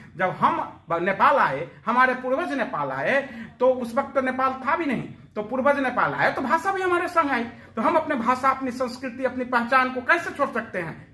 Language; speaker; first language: Hindi; native; Hindi